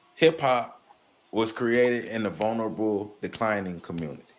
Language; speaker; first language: English; native; English